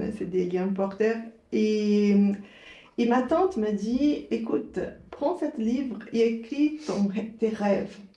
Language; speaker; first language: French; non-native, fluent; Portuguese